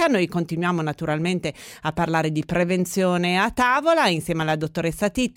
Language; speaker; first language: Italian; native; Italian